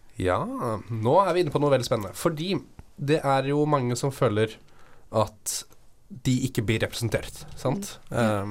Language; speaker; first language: Norwegian; native; Norwegian